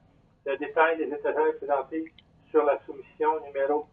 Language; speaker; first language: French; native; French